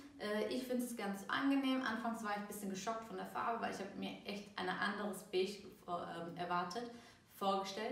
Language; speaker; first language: German; early bilingual, other home language; Turkish